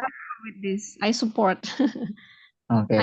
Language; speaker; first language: English; non-native, local second language; Indonesian